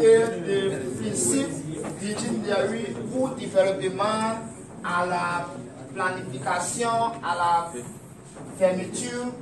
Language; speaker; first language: French; non-native, learner; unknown